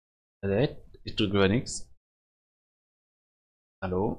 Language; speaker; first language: German; native; German